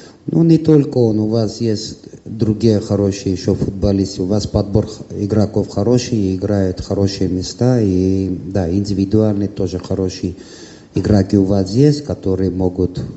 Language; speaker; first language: Russian; non-native, fluent; Armenian